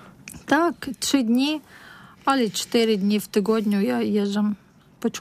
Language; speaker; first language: Polish; non-native, learner; Russian